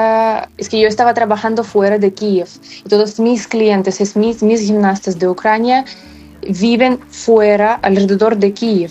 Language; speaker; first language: Spanish; non-native, fluent; Ukrainian